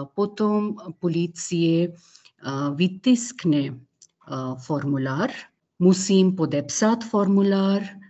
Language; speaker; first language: Czech; non-native, learner; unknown